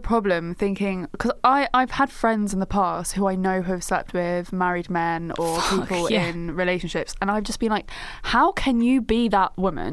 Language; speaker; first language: English; native; English